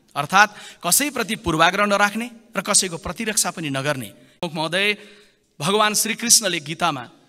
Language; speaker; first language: Nepali; native; Nepali